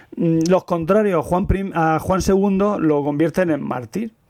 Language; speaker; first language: Spanish; native; Spanish